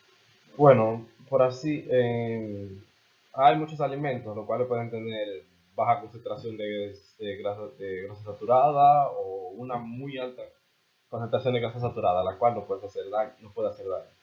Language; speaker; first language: Spanish; native; Spanish